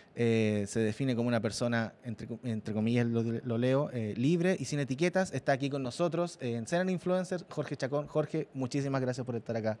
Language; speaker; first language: Spanish; native; Spanish